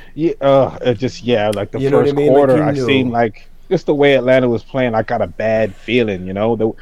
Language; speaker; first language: English; native; English